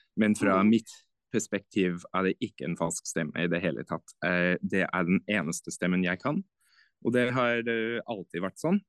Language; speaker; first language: Norwegian; non-native, fluent; English